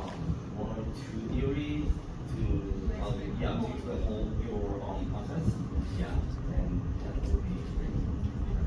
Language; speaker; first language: English; non-native, fluent; Korean